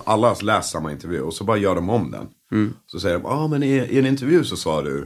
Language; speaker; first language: Swedish; early bilingual, other home language; English